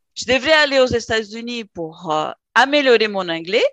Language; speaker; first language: French; non-native, fluent; Portuguese